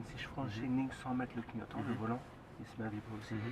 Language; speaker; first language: French; native; French